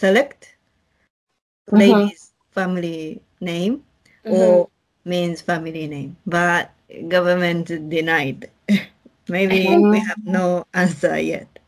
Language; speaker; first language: English; non-native, learner; Japanese